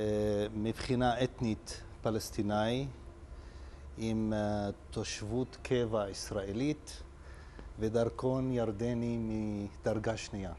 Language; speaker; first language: Hebrew; non-native, local second language; Arabic